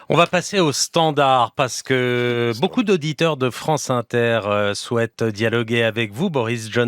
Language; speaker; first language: French; native; French